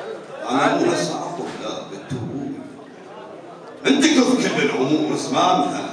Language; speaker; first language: Arabic; native; Arabic